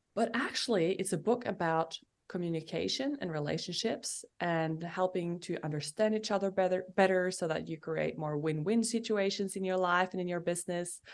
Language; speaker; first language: English; non-native, fluent; Norwegian